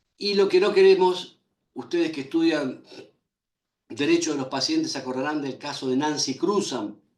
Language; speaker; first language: Spanish; native; Spanish